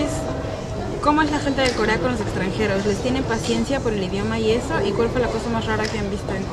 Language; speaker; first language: Spanish; native; Spanish